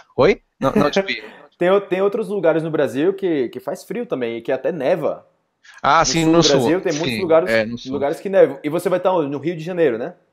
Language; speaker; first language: Portuguese; native; Portuguese